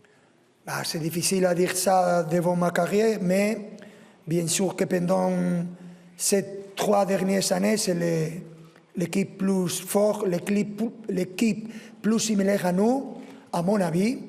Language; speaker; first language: French; non-native, fluent; Spanish